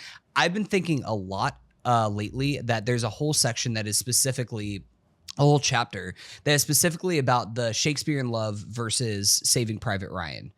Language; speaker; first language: English; native; English